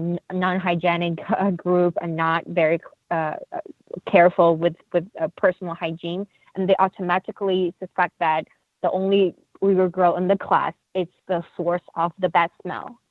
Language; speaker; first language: English; non-native, fluent; Uyghur